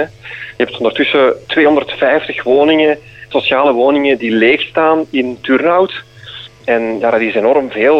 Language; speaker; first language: Dutch; native; Dutch